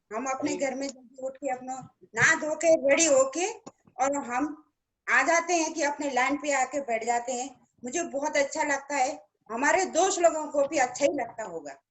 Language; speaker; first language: Hindi; non-native, local second language; Nepali